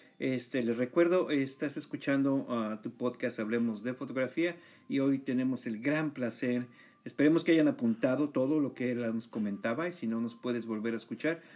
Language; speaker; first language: Spanish; native; Spanish